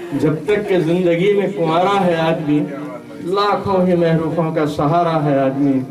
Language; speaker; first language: Urdu; native; Urdu